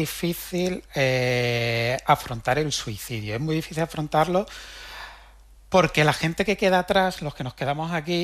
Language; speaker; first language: Spanish; native; Spanish